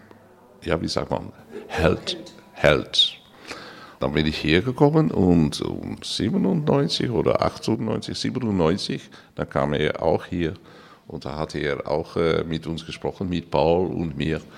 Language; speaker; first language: German; non-native, learner; Dutch